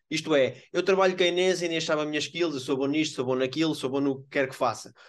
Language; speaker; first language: Portuguese; native; Portuguese